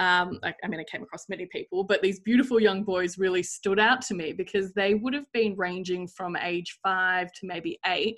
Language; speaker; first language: English; native; English